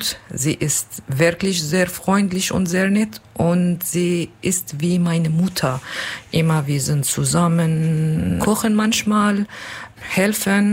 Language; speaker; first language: German; non-native, learner; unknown